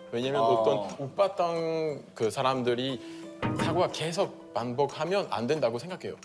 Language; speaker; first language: Korean; non-native, fluent; Italian